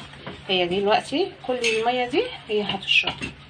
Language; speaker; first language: Arabic; native; Arabic